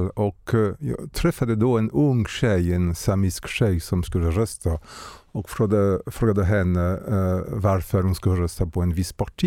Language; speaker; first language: Swedish; non-native, fluent; French